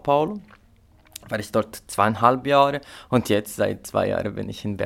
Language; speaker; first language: German; non-native, fluent; Portuguese